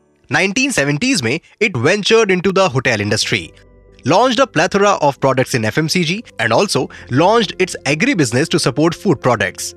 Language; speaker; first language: English; non-native, local second language; Hindi